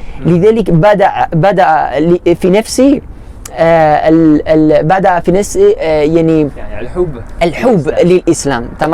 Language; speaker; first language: Arabic; non-native, learner; Spanish